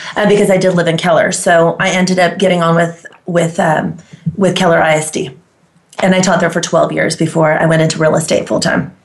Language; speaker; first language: English; non-native, fluent; Greek